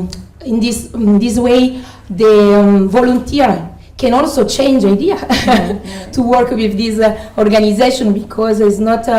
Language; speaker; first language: English; non-native, fluent; Italian